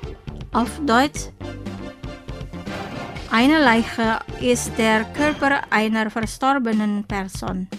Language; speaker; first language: German; non-native, fluent; Indonesian